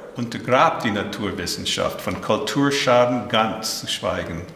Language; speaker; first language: German; early bilingual, heritage; German